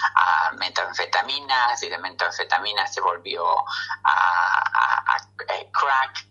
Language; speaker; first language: Spanish; native; Spanish